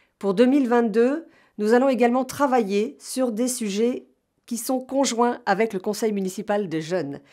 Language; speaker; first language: French; native; French